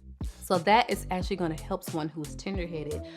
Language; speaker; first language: English; native; English